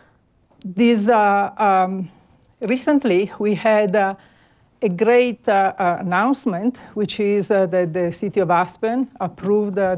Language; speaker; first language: English; non-native, fluent; Italian